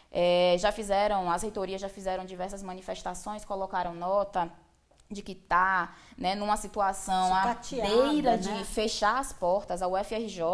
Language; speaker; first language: Portuguese; native; Portuguese